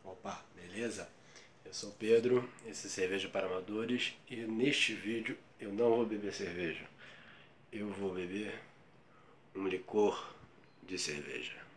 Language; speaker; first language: Portuguese; native; Portuguese